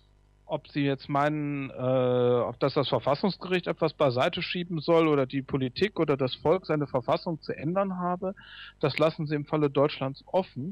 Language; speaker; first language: German; native; German